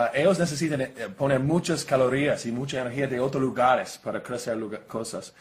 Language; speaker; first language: Spanish; non-native, learner; English